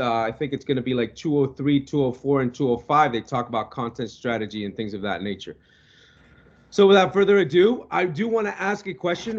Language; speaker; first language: English; non-native, local second language; Spanish